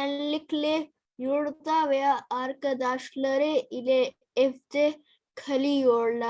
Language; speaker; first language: Turkish; non-native, learner; Urdu